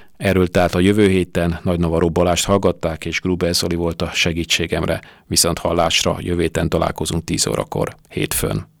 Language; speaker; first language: Hungarian; native; Hungarian